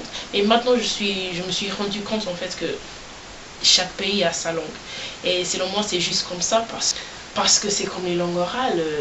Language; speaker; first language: French; early bilingual, heritage; Yoruba